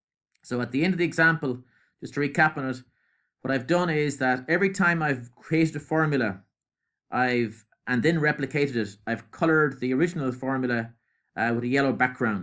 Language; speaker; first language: English; native; English